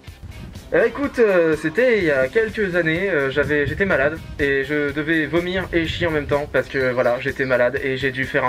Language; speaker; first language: French; native; French